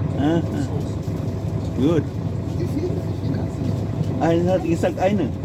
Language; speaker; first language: German; non-native, learner; Filipino